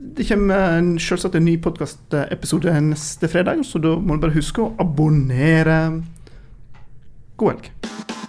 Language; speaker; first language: Norwegian; native; Norwegian